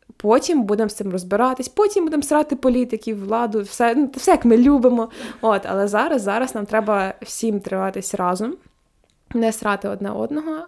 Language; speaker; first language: Ukrainian; native; Ukrainian